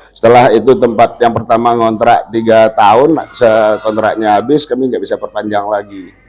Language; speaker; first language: Indonesian; non-native, local second language; Minangkabau